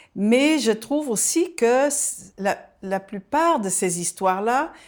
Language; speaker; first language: French; non-native, fluent; Dutch